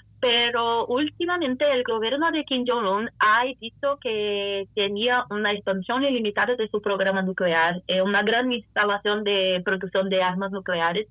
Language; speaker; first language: Spanish; non-native, fluent; Portuguese